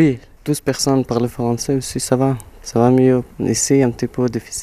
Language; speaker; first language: French; non-native, learner; Persian